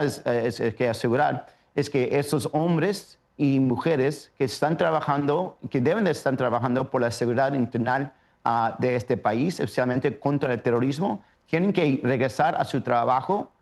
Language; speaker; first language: Spanish; early bilingual, heritage; Spanish